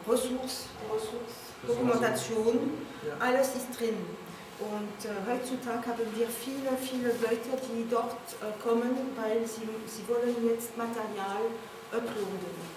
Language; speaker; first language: German; non-native, learner; French